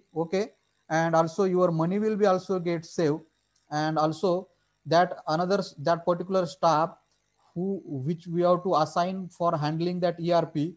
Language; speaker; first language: English; non-native, local second language; Marathi